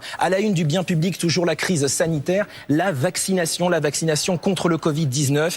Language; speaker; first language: French; native; French